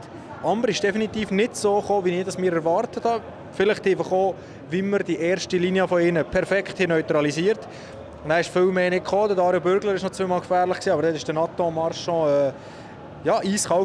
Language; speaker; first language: German; native; German